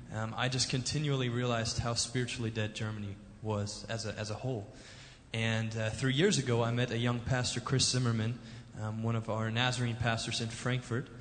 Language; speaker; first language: English; early bilingual, other home language; German